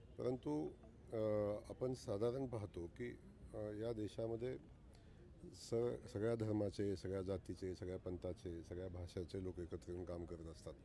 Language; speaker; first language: Marathi; native; Marathi